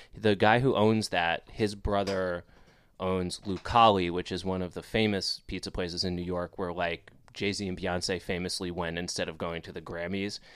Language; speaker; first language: English; native; English